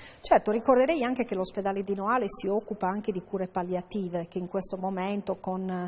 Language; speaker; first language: Italian; native; Italian